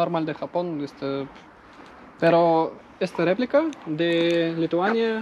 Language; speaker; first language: Spanish; non-native, learner; Russian